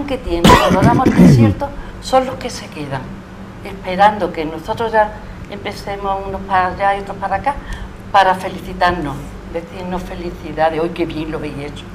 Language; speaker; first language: Spanish; native; Spanish